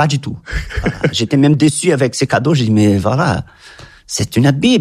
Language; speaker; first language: French; non-native, fluent; Portuguese